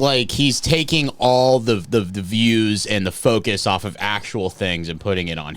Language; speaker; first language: English; native; English